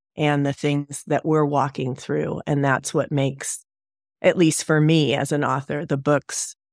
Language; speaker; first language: English; native; English